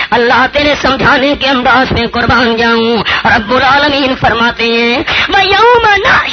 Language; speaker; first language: Urdu; non-native, local second language; Pashto